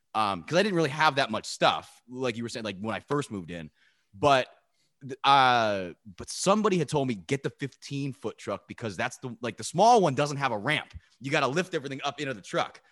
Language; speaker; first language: English; native; English